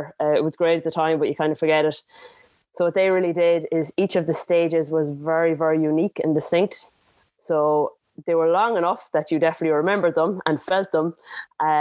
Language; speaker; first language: English; native; English